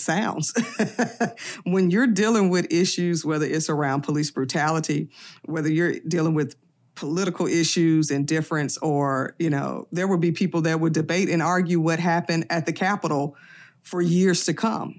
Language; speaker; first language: English; native; English